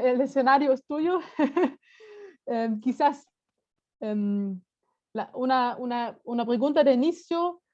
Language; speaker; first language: Spanish; non-native, fluent; German